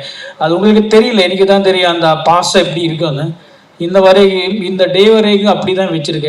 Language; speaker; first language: Tamil; non-native, learner; Malayalam